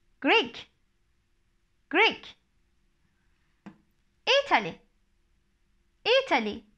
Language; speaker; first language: English; non-native, fluent; Turkish